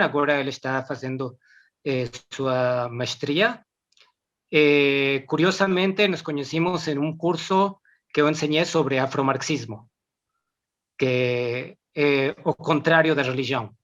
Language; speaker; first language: Portuguese; non-native, learner; Spanish